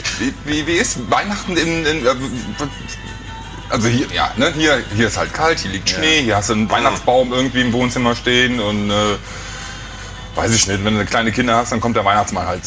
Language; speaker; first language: German; native; German